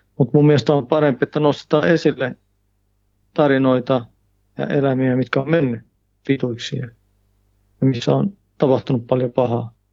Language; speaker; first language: Finnish; early bilingual, heritage; Finnish